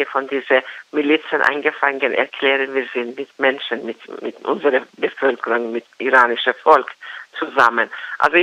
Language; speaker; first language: German; non-native, fluent; Persian